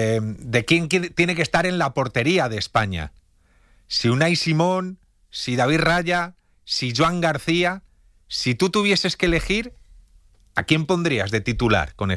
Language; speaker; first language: Spanish; native; Spanish